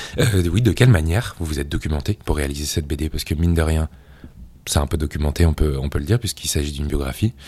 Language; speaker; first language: French; native; French